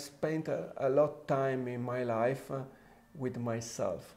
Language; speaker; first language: English; non-native, fluent; Italian